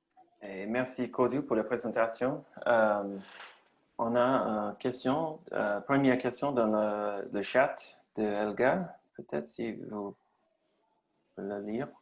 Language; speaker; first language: French; non-native, learner; English